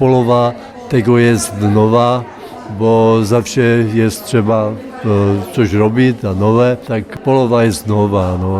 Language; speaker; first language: Polish; non-native, learner; Czech